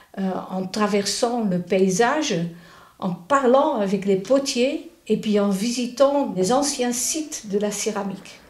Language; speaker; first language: French; non-native, fluent; Dutch